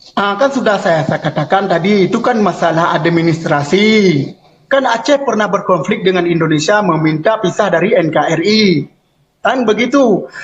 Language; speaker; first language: Indonesian; non-native, local second language; Achinese